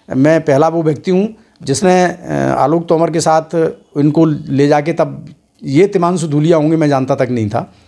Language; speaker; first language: Hindi; native; Hindi